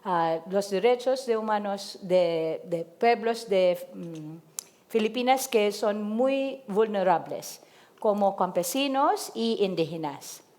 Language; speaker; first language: Spanish; non-native, learner; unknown